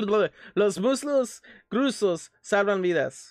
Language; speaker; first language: Spanish; non-native, learner; English